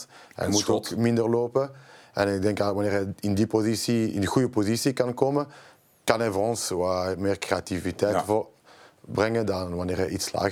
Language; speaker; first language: Dutch; non-native, local second language; French